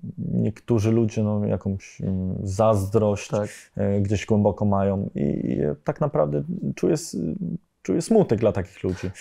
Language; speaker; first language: Polish; early bilingual, heritage; Polish